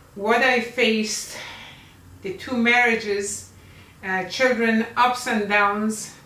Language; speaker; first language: English; non-native, fluent; Persian